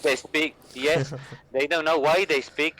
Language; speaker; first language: English; non-native, learner; Spanish